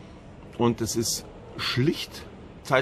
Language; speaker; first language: German; native; German